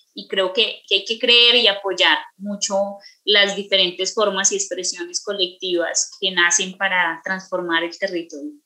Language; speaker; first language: Spanish; native; Spanish